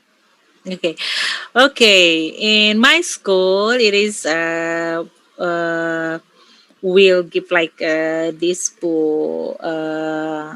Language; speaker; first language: English; non-native, learner; Indonesian